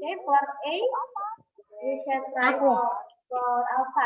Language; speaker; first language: English; non-native, fluent; Indonesian